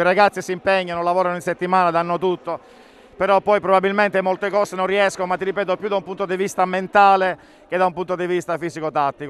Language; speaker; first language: Italian; native; Italian